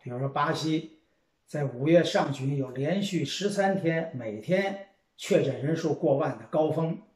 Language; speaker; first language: Chinese; native; Chinese